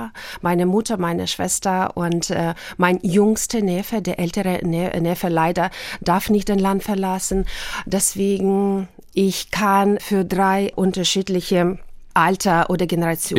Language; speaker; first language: German; non-native, fluent; Ukrainian